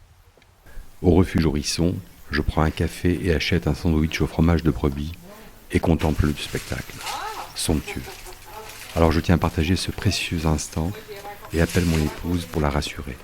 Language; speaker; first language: French; native; French